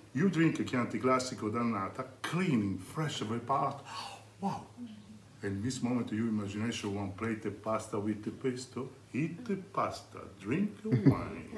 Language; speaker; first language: English; non-native, learner; Italian